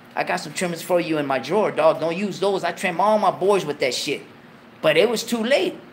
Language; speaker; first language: English; early bilingual, other home language; Spanish